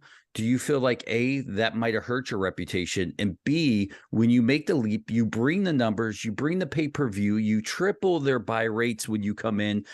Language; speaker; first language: English; native; English